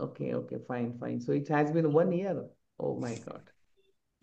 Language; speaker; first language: English; non-native, local second language; Marathi